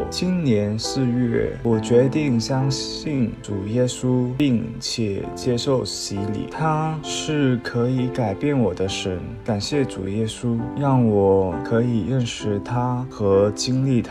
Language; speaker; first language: Chinese; early bilingual, other home language; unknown